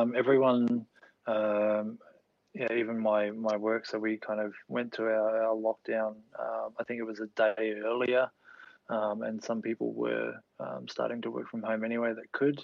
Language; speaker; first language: English; native; English